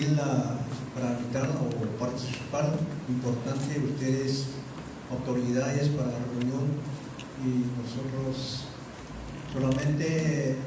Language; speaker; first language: Spanish; non-native, local second language; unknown